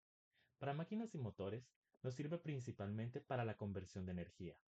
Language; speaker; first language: Spanish; native; Spanish